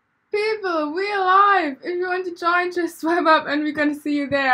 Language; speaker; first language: English; non-native, fluent; German